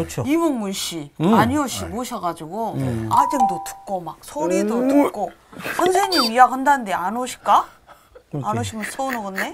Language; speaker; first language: Korean; native; Korean